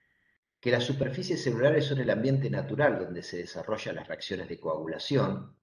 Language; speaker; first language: Spanish; native; Spanish